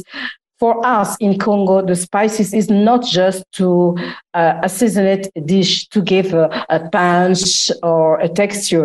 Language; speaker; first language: English; non-native, learner; Lingala